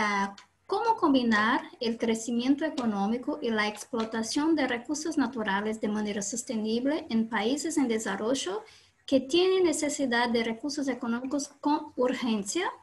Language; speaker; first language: Spanish; non-native, learner; Portuguese